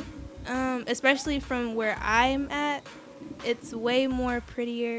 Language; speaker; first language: English; native; English